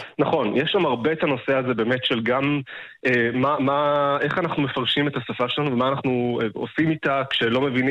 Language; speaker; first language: Hebrew; native; Hebrew